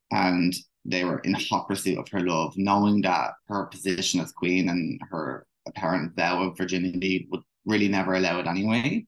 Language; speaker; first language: English; native; English